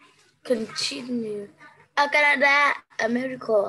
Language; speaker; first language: English; non-native, learner; Vietnamese